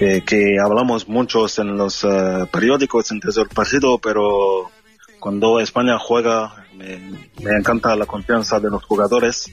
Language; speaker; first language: Spanish; non-native, fluent; French